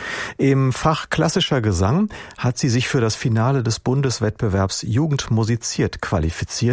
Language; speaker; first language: German; native; German